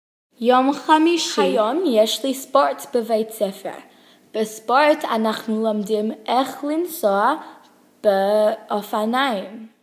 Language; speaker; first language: Hebrew; non-native, learner; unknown